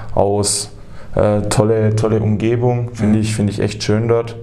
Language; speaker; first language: German; native; German